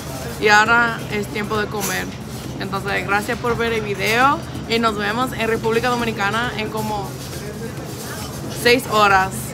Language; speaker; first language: Spanish; non-native, fluent; English